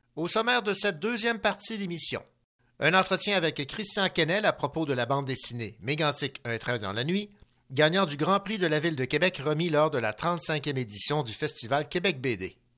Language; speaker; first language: French; native; French